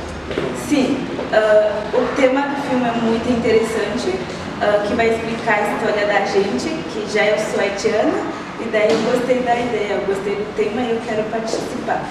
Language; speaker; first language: Portuguese; non-native, fluent; Haitian Creole